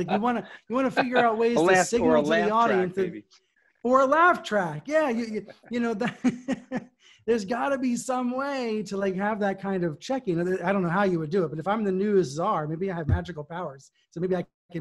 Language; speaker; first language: English; native; English